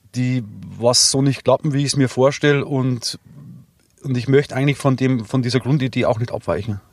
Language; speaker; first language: German; native; German